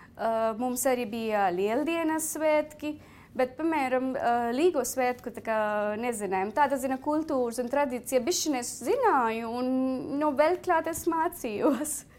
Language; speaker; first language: Latvian; non-native, fluent; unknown